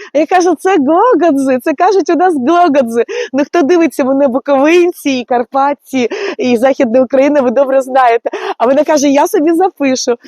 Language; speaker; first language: Ukrainian; native; Ukrainian